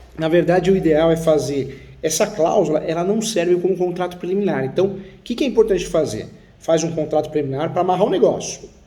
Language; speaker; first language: Portuguese; native; Portuguese